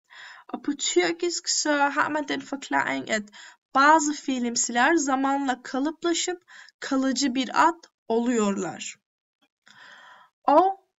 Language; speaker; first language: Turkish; early bilingual, heritage; Turkish